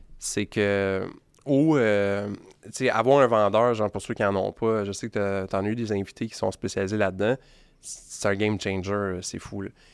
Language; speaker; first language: French; native; French